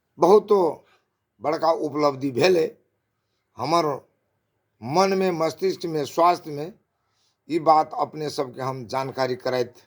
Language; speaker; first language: Maithili; non-native, local second language; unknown